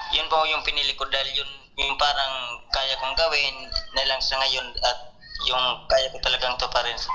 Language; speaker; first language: Filipino; non-native, local second language; Bikol